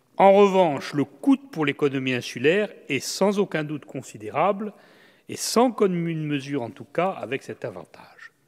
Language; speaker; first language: French; native; French